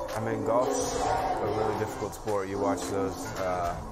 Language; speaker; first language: English; native; English